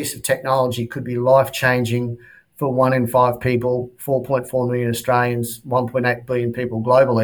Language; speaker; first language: English; native; English